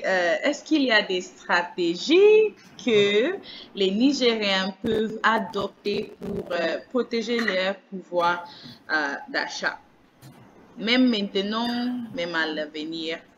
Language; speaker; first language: French; non-native, fluent; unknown